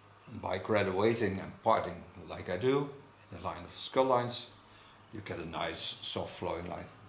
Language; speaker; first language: English; non-native, fluent; Dutch